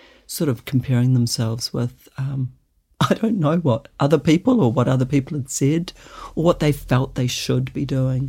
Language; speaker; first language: English; native; English